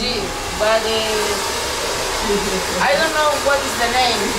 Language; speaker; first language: English; non-native, learner; Spanish